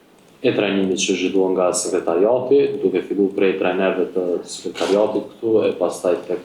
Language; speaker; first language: Albanian; native; Albanian